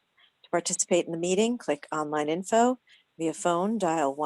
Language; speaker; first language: English; native; English